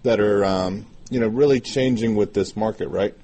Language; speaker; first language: English; native; English